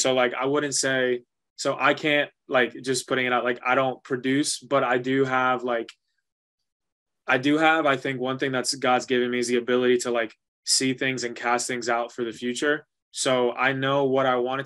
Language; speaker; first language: English; early bilingual, other home language; Spanish